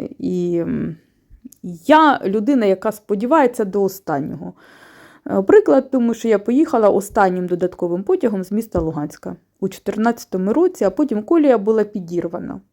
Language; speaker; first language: Ukrainian; non-native, local second language; Russian